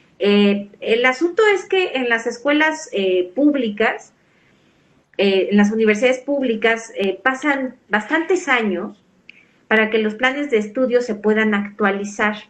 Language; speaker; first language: Spanish; native; Spanish